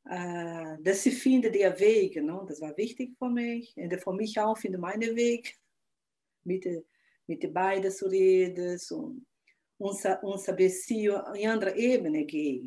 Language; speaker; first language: German; non-native, learner; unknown